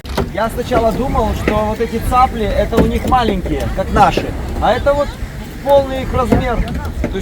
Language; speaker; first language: Russian; native; Russian